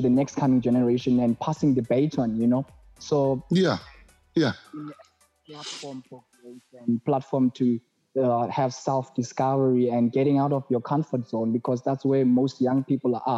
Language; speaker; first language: English; non-native, local second language; Tswana